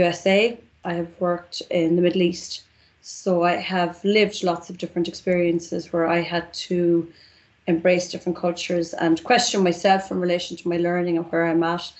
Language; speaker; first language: English; native; English